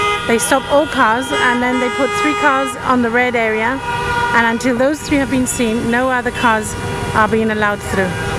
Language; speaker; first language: English; early bilingual, other home language; Spanish